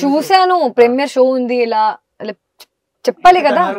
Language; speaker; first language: Telugu; non-native, local second language; Hindi